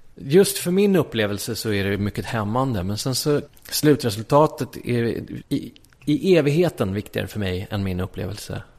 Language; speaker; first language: Swedish; native; Swedish